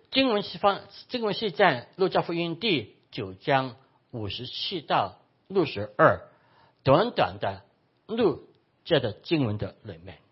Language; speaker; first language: Chinese; non-native, local second language; Cantonese